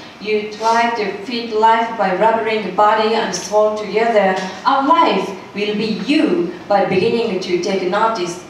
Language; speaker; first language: English; non-native, fluent; Japanese